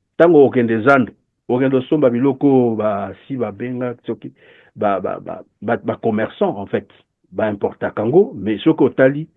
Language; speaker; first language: Lingala; native; Lingala